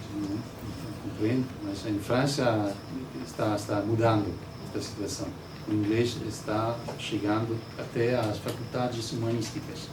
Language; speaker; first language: Portuguese; non-native, learner; Italian